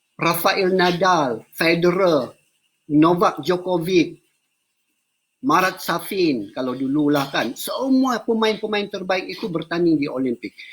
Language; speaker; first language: Malay; non-native, local second language; Central Dusun